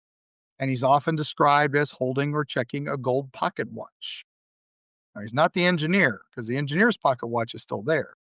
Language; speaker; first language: English; native; English